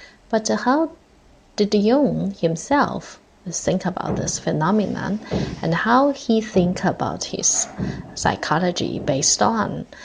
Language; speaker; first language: English; non-native, fluent; Chinese